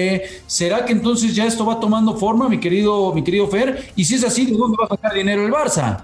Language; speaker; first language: Spanish; native; Spanish